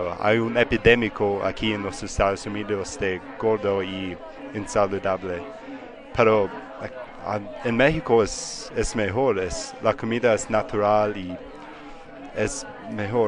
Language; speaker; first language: Spanish; non-native, learner; English